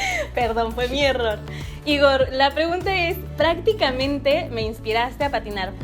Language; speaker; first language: Spanish; native; Spanish